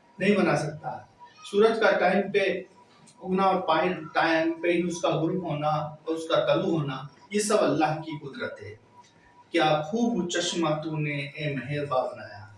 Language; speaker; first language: Urdu; native; Urdu